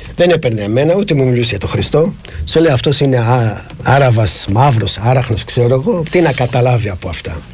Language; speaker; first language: Greek; non-native, fluent; Arabic